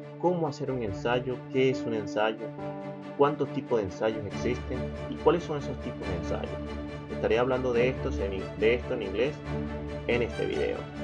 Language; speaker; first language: Spanish; native; Spanish